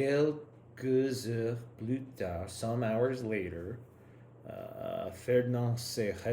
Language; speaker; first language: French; non-native, learner; English